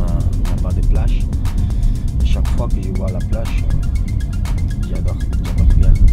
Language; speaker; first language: French; non-native, learner; Spanish